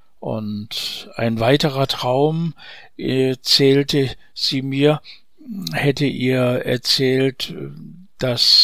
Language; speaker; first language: German; native; German